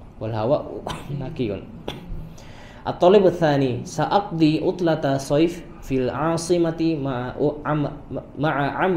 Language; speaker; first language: Arabic; non-native, learner; Indonesian